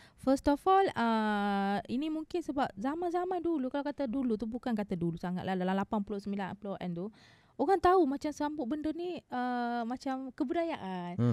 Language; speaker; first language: Malay; non-native, local second language; Tamil